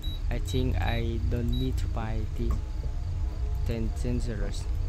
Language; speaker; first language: English; non-native, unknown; Vietnamese